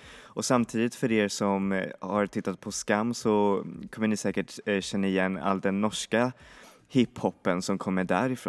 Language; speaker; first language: Swedish; native; Swedish